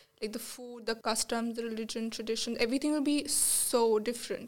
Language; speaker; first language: English; non-native, local second language; Marathi